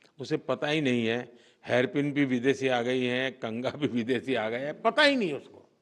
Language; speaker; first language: Hindi; non-native, local second language; Gujarati